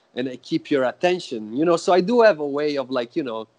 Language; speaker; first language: English; non-native, fluent; Italian